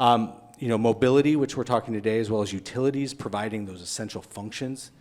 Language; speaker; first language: English; native; English